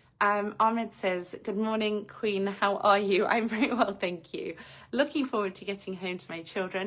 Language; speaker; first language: English; native; English